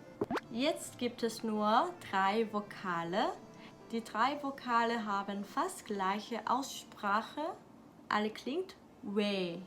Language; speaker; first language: German; non-native, learner; Korean